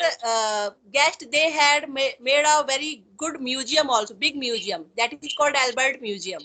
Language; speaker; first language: English; non-native, local second language; Hindi